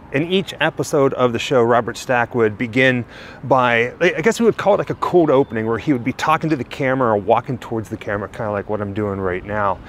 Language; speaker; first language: English; native; English